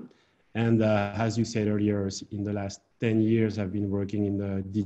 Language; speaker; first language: English; non-native, fluent; French